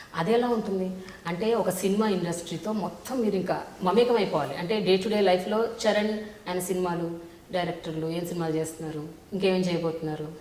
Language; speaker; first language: Telugu; native; Telugu